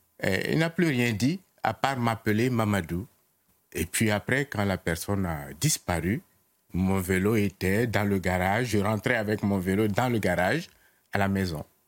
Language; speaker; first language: French; non-native, local second language; Mossi